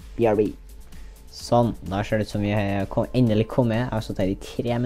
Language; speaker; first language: Norwegian; native; Norwegian